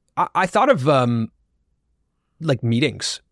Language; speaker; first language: English; early bilingual, other home language; Hindi